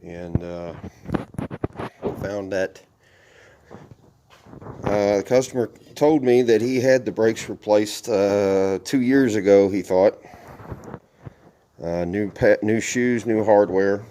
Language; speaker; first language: English; native; English